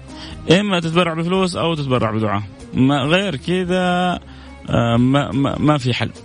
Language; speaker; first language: Arabic; native; Arabic